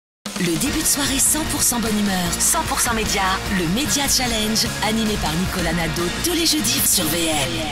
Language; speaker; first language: French; native; French